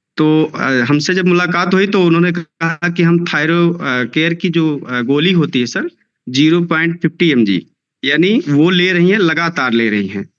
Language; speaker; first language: Hindi; native; Hindi